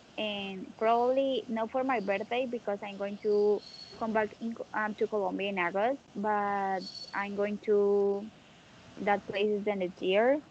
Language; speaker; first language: English; non-native, learner; Spanish